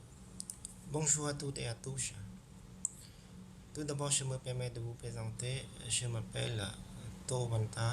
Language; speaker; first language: French; non-native, learner; Khmer